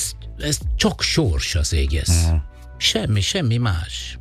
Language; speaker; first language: Hungarian; non-native, learner; Italian